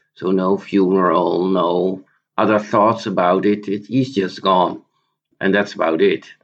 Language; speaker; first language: English; non-native, fluent; Dutch